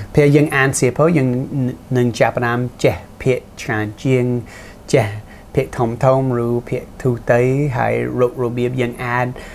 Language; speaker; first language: Khmer; non-native, fluent; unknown